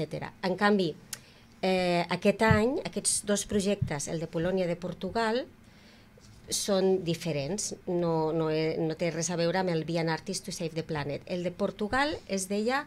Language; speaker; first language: Catalan; native; Catalan